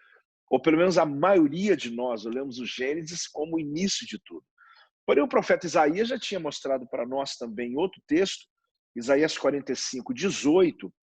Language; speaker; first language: Portuguese; native; Portuguese